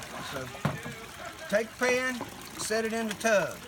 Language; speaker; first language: English; native; English